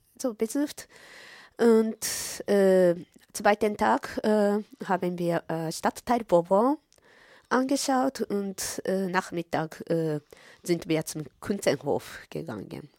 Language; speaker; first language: German; non-native, fluent; Japanese